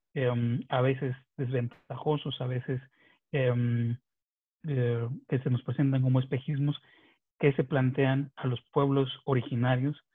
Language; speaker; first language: Spanish; non-native, local second language; Yucateco